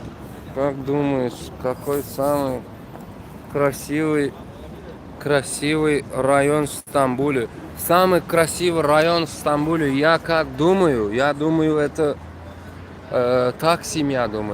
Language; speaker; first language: Russian; non-native, fluent; Turkmen